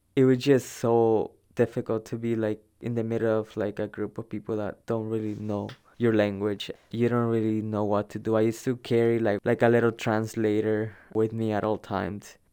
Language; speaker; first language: English; early bilingual, other home language; Spanish